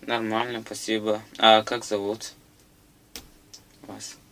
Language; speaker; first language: Russian; non-native, local second language; Tajik